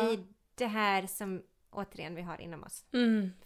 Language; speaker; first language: Swedish; early bilingual, other home language; Ukrainian